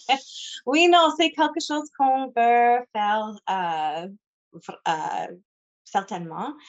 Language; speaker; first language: French; non-native, local second language; English